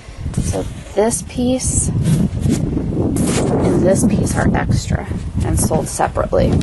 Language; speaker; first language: English; native; English